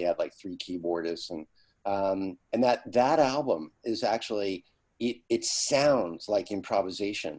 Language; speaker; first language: English; native; English